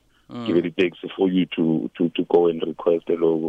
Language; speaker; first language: English; non-native, local second language; Zulu